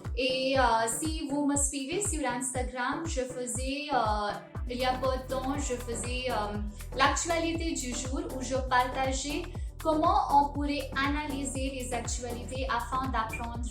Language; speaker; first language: French; non-native, fluent; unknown